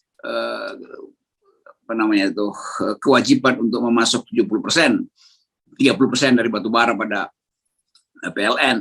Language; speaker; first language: Indonesian; native; Indonesian